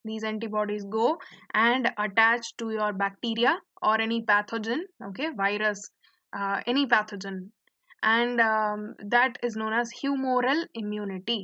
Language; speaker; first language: English; non-native, local second language; Hindi